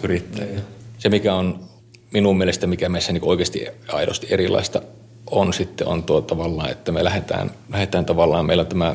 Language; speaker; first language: Finnish; native; Finnish